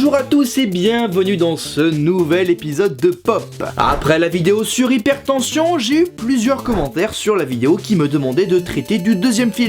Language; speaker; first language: French; native; French